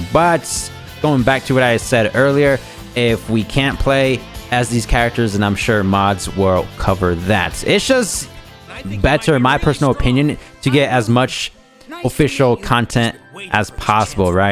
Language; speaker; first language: English; native; English